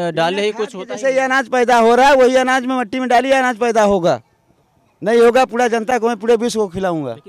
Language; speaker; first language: Hindi; native; Hindi